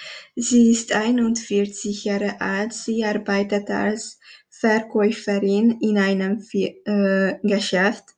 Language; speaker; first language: German; non-native, learner; Hungarian